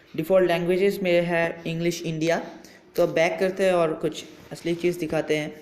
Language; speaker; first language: Hindi; non-native, local second language; Bangla